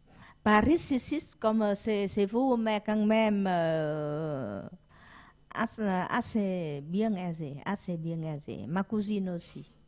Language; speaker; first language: French; non-native, learner; Vietnamese